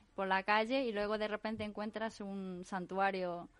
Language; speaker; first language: Spanish; non-native, fluent; Japanese